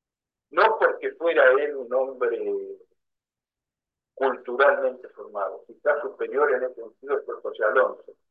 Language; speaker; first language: Spanish; native; Spanish